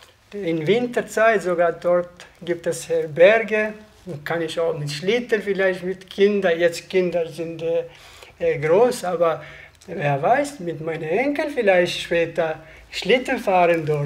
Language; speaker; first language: German; non-native, learner; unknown